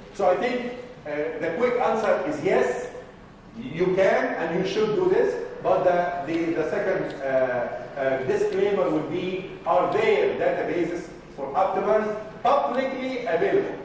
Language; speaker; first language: English; non-native, fluent; Arabic